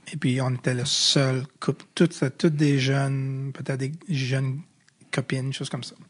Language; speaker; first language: French; early bilingual, other home language; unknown